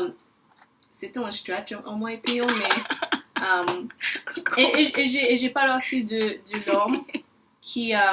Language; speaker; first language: French; non-native, learner; English